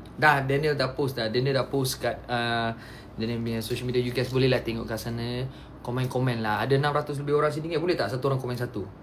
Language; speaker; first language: Malay; non-native, local second language; Chinese